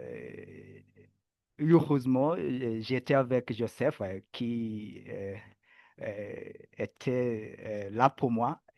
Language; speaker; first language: French; non-native, learner; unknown